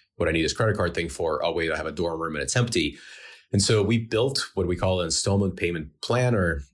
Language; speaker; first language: English; early bilingual, other home language; Ukrainian